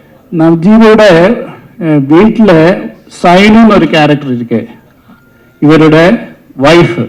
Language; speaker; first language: Tamil; non-native, learner; Malayalam